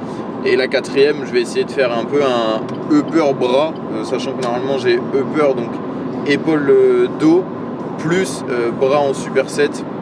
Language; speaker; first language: French; native; French